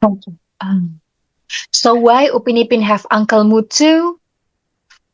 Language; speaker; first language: English; non-native, learner; Indonesian